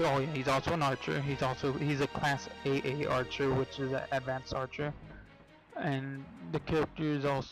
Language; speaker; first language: English; native; English